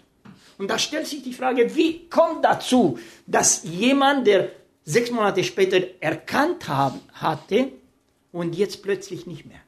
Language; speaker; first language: German; non-native, fluent; Romanian